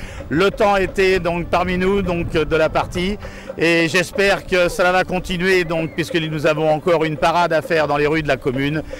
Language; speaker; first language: French; native; French